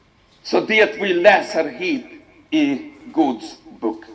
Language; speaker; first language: Swedish; non-native, fluent; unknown